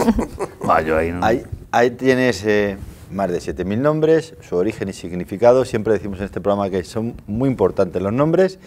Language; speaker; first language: Spanish; native; Spanish